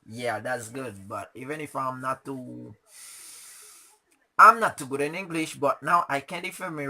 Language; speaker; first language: English; non-native, learner; Haitian Creole